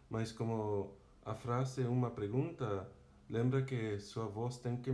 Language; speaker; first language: Portuguese; non-native, fluent; English